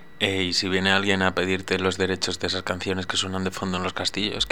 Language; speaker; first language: Spanish; native; Spanish